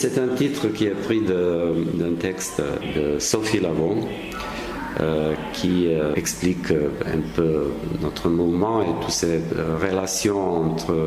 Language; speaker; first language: French; non-native, fluent; Serbian